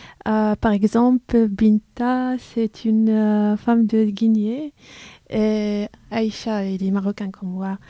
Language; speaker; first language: French; non-native, learner; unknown